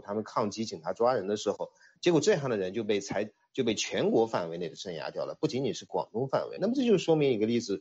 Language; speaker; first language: Chinese; native; Chinese